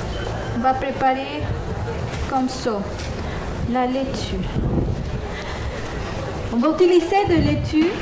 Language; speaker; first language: French; non-native, fluent; Spanish